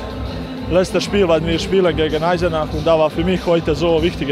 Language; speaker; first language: German; non-native, learner; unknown